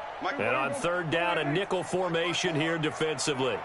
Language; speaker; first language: English; native; English